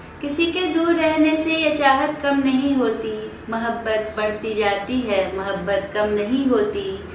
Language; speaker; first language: Hindi; native; Hindi